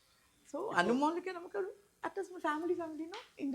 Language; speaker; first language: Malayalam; non-native, local second language; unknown